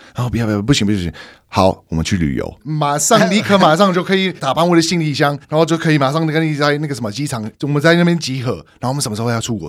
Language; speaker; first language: Chinese; non-native, fluent; English